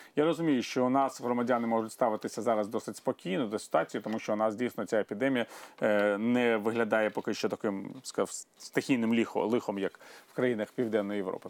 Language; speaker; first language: Ukrainian; non-native, local second language; Russian